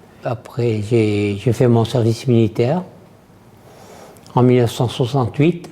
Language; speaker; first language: French; native; French